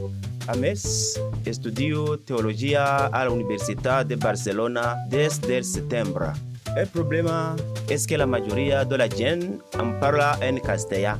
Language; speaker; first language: Catalan; non-native, learner; Kinyarwanda